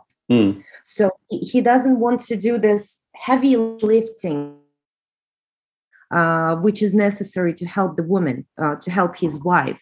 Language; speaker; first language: English; non-native, fluent; Russian